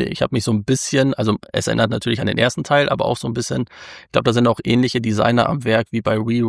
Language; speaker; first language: German; native; German